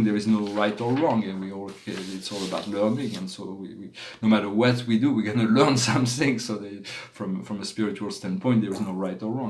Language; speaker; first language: English; non-native, fluent; French